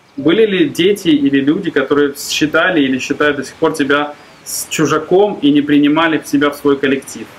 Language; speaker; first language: Russian; native; Russian